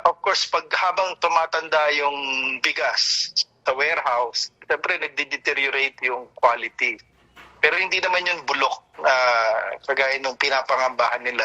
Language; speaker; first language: Filipino; native; Filipino